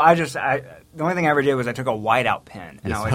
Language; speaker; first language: English; native; English